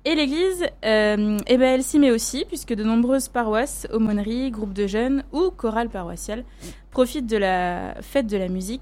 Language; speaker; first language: French; native; French